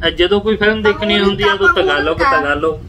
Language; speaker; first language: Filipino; non-native, learner; Punjabi